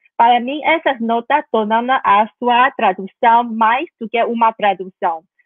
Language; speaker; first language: Portuguese; non-native, learner; Chinese